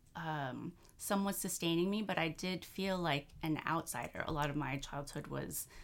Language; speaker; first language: English; native; English